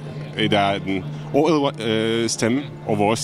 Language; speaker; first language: Danish; non-native, fluent; Czech